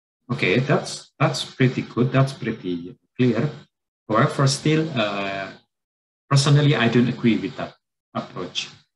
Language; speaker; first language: English; non-native, fluent; Indonesian